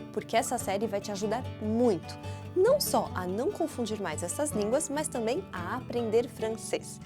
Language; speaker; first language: Portuguese; non-native, fluent; French